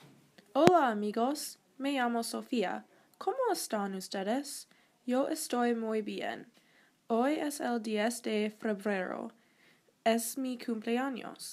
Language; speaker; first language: Spanish; non-native, learner; English